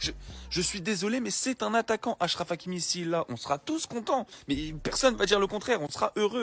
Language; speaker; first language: French; native; French